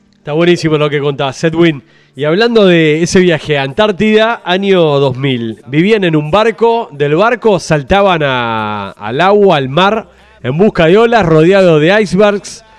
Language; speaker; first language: Spanish; native; Spanish